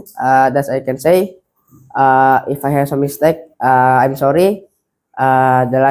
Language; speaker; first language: English; non-native, learner; Indonesian